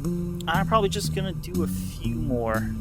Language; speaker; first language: English; native; English